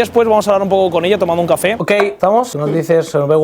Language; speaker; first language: Spanish; native; Spanish